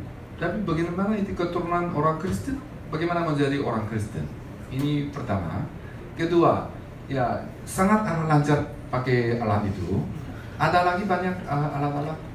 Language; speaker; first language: Indonesian; non-native, learner; Korean